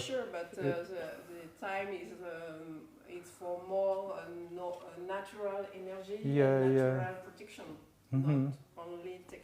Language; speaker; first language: English; non-native, learner; French